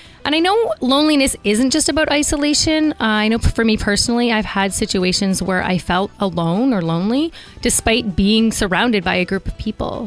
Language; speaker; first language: English; early bilingual, other home language; Italian